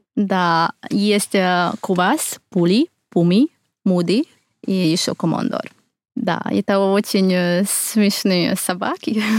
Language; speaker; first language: Russian; non-native, fluent; Hungarian